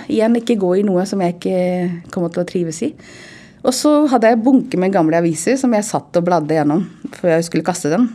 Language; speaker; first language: Norwegian; non-native, fluent; Hindi